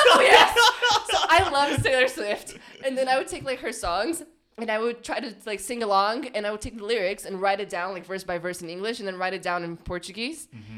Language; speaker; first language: English; non-native, fluent; Portuguese